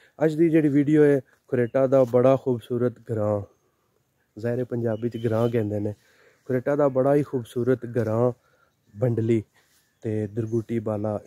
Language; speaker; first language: Punjabi; non-native, local second language; Pahari-Potwari